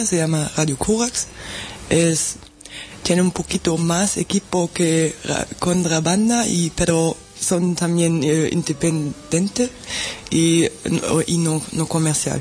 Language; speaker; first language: Spanish; non-native, fluent; German